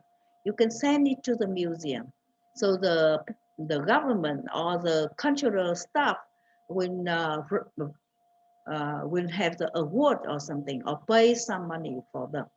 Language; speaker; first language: English; non-native, fluent; Vietnamese